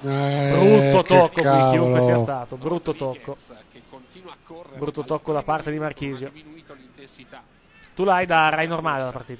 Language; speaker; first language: Italian; native; Italian